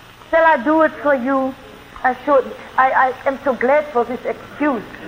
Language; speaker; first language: English; non-native, fluent; German